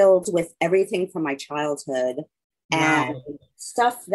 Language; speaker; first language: English; native; English